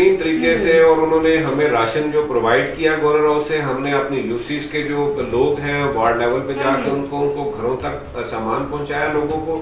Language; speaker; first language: Urdu; native; Urdu